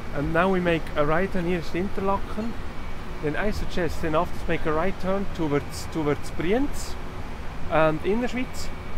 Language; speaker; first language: English; non-native, fluent; German